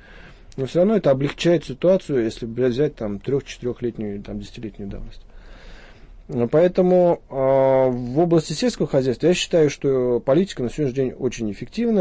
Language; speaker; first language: Russian; native; Russian